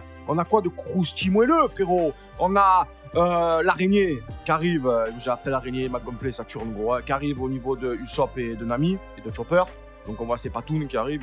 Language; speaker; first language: French; native; French